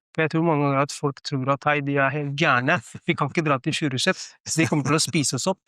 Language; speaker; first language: Norwegian; early bilingual, other home language; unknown